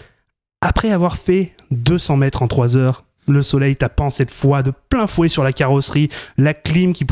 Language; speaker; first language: French; native; French